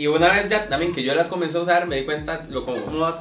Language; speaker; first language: Spanish; native; Spanish